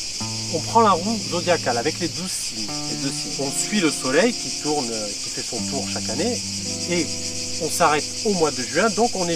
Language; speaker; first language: French; native; French